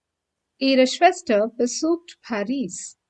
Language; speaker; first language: German; non-native, fluent; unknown